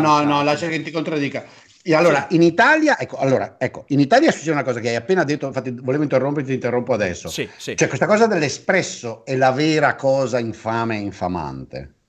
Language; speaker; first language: Italian; native; Italian